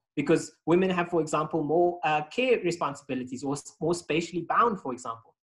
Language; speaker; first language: English; native; English